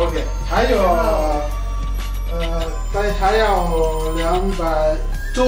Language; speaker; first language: Chinese; non-native, learner; French